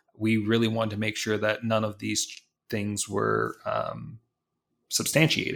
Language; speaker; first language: English; native; English